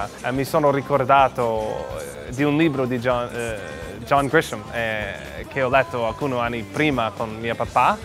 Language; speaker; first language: Italian; non-native, learner; English